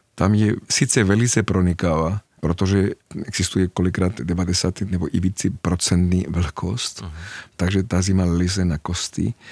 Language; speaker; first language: Czech; non-native, fluent; Spanish